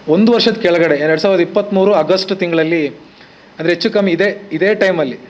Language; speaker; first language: Kannada; native; Kannada